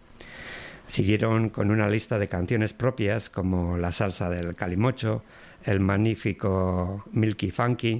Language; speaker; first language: Spanish; non-native, local second language; Basque